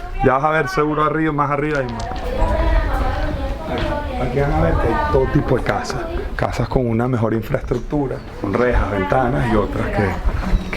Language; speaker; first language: Spanish; native; Spanish